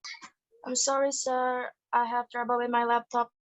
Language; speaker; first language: English; non-native, learner; Indonesian